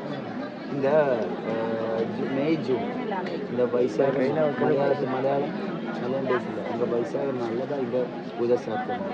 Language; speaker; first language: Tamil; non-native, learner; Malayalam